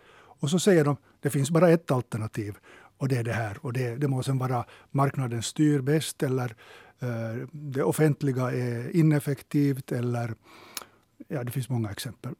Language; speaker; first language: Swedish; native; Swedish